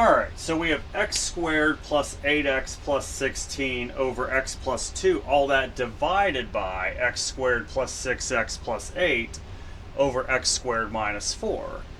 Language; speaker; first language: English; native; English